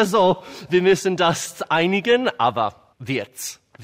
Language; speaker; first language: German; non-native, learner; English